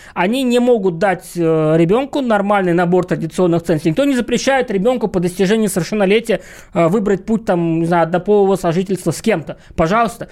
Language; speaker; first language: Russian; native; Russian